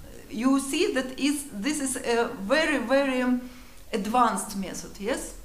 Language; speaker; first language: English; non-native, learner; Russian